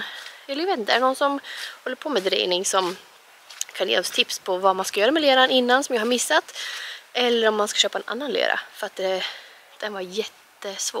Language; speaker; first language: Swedish; native; Swedish